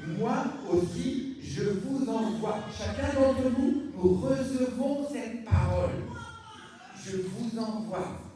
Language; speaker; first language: French; native; French